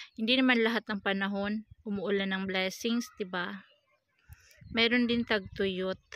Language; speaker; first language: Filipino; native; Filipino